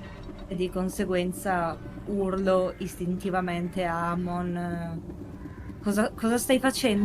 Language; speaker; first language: Italian; native; Italian